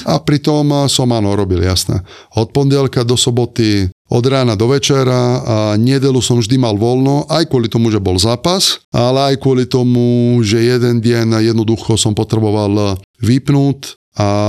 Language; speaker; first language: Slovak; non-native, fluent; Italian